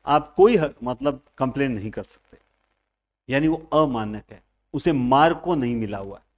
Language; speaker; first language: Hindi; native; Hindi